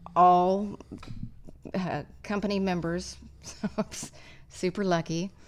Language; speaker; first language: English; native; English